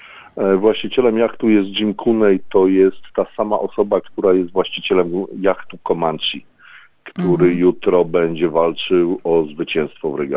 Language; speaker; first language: Polish; native; Polish